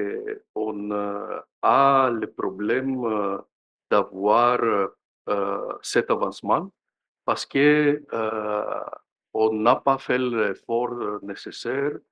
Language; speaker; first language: French; non-native, fluent; Greek